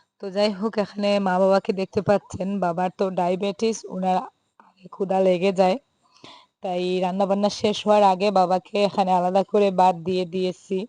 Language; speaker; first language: Bangla; native; Bangla